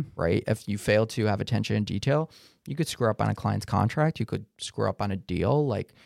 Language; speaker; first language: English; non-native, fluent; Hebrew